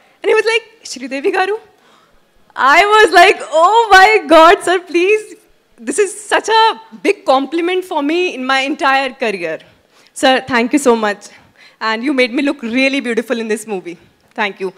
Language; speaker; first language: English; non-native, local second language; Hindi